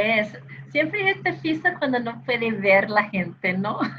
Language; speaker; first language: Spanish; non-native, fluent; English